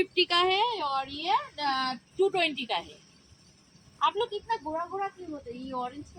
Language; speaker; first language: Hindi; non-native, local second language; Bangla